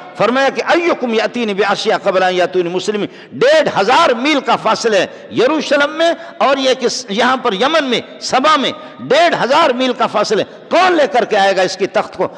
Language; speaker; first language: Urdu; non-native, local second language; Baluchi